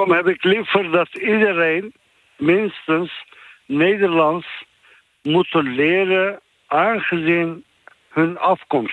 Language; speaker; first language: Dutch; non-native, fluent; Turkish